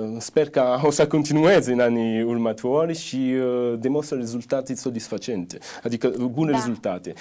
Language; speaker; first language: Romanian; non-native, fluent; Italian